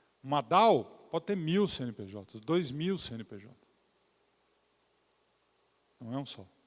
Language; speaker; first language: Portuguese; native; Portuguese